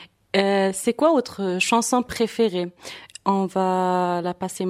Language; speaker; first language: French; non-native, fluent; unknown